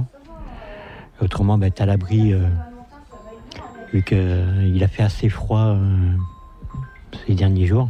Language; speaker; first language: French; native; French